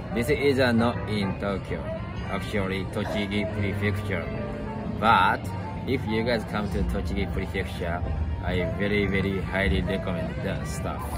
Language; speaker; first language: English; non-native, learner; Japanese